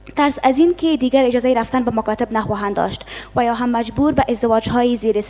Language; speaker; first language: Persian; non-native, local second language; Pashto